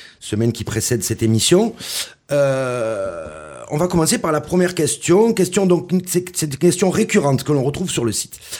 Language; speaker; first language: French; native; French